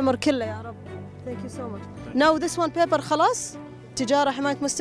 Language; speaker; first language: Arabic; native; Arabic